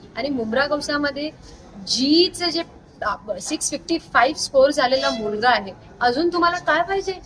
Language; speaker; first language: Marathi; non-native, local second language; Urdu